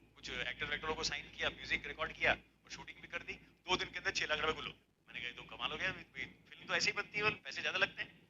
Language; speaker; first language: Hindi; native; Hindi